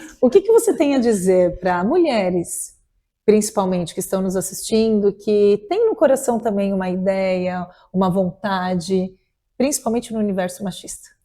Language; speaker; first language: Portuguese; native; Portuguese